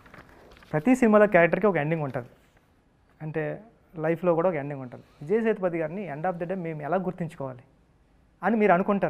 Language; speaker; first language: Telugu; native; Telugu